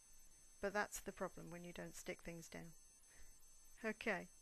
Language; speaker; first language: English; native; English